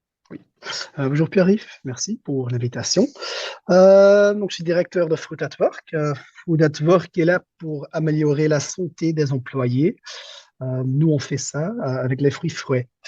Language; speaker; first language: French; non-native, local second language; Dutch